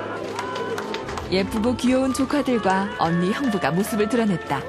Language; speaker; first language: Korean; native; Korean